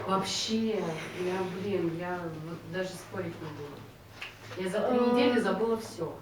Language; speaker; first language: Russian; native; Russian